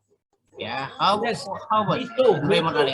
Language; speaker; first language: English; non-native, fluent; Indonesian